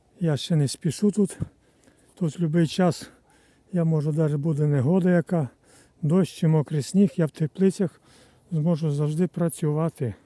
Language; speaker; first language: Ukrainian; native; Ukrainian